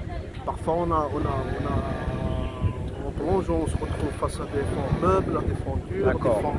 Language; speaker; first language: French; non-native, local second language; Kabyle